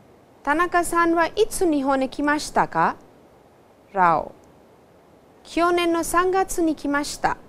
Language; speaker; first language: Japanese; non-native, fluent; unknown